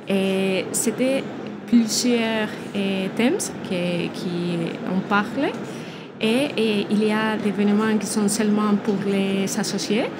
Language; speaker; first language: French; non-native, learner; Spanish